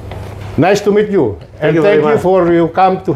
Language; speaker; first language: English; non-native, learner; Indonesian